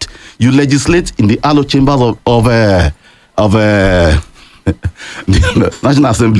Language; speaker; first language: English; non-native, local second language; Yoruba